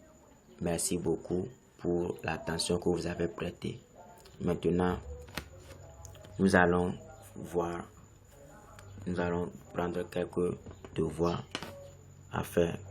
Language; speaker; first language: French; non-native, fluent; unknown